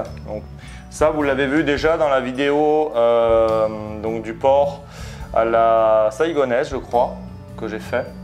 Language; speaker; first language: French; native; French